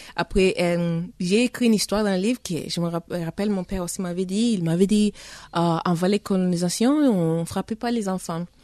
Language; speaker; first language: French; early bilingual, heritage; French